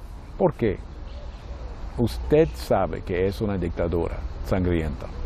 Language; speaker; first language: Spanish; non-native, fluent; Portuguese